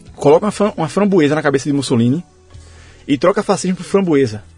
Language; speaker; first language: Portuguese; native; Portuguese